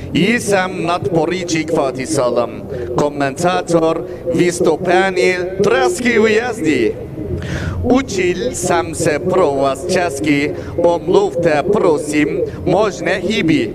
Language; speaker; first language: Czech; non-native, learner; Turkish